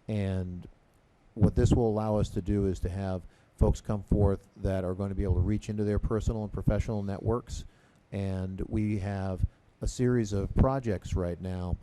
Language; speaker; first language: English; native; English